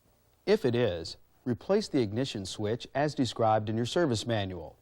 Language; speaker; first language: English; native; English